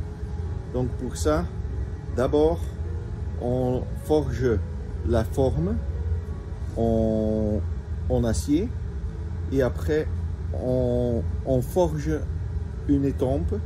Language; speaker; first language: French; non-native, local second language; Dutch